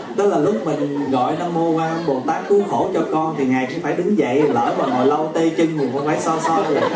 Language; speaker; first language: Vietnamese; native; Vietnamese